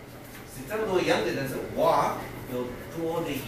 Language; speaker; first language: Chinese; non-native, learner; English